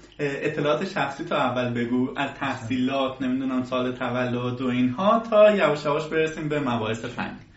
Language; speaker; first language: Persian; native; Persian